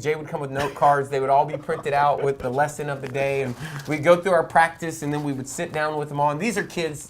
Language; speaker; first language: English; native; English